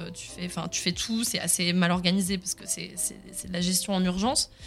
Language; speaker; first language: French; early bilingual, other home language; Swiss German